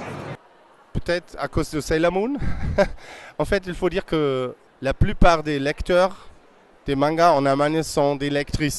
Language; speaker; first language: French; non-native, fluent; German